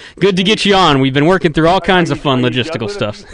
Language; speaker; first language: English; native; English